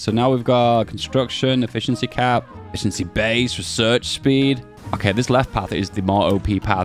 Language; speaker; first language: English; native; English